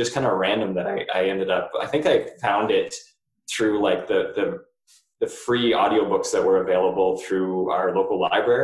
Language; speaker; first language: English; native; English